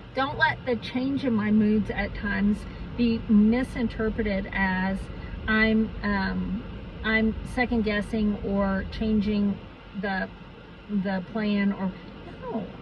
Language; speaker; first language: English; native; English